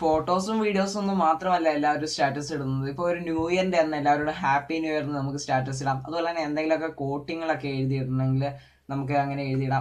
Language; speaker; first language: Malayalam; native; Malayalam